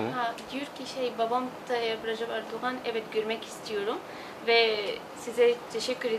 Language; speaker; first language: Turkish; early bilingual, other home language; Arabic